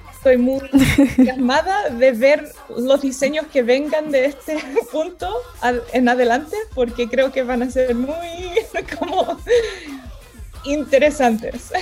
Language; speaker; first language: Spanish; early bilingual, heritage; Spanish